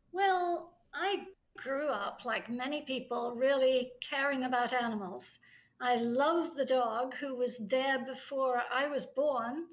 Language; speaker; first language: English; native; English